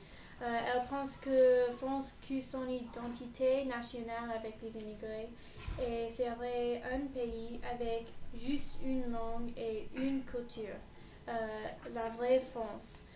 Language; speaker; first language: French; non-native, learner; English